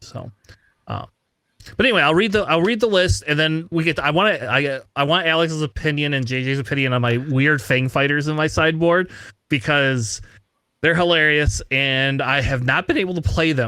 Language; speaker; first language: English; native; English